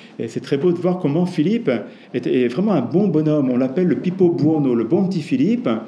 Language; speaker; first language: French; native; French